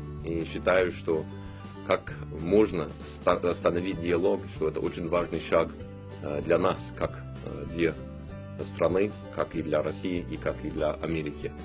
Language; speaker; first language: Russian; non-native, fluent; English